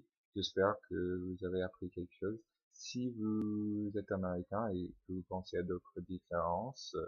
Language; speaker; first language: French; non-native, fluent; English